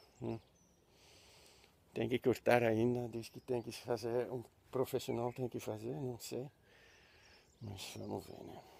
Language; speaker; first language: Portuguese; non-native, learner; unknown